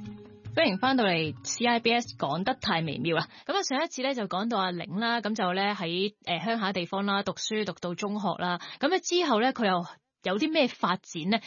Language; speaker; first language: Cantonese; native; Cantonese